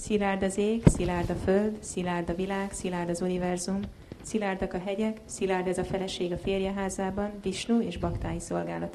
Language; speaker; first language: Hungarian; native; Hungarian